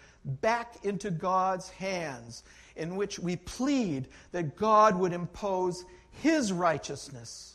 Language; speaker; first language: English; native; English